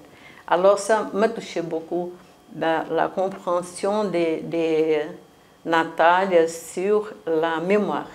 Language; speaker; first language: French; non-native, fluent; Portuguese